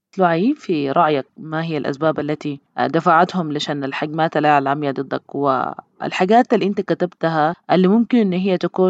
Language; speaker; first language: Arabic; native; Arabic